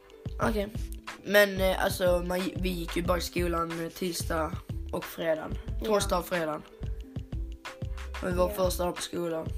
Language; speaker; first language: Swedish; native; Swedish